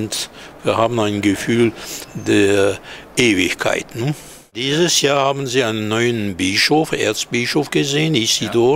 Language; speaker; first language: German; non-native, fluent; Hebrew